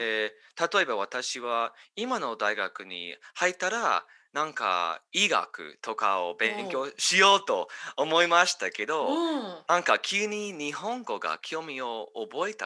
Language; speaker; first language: Japanese; non-native, fluent; English